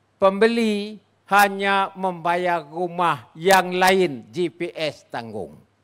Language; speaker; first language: Malay; native; Malay